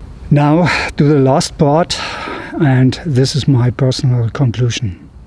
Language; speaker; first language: English; non-native, fluent; German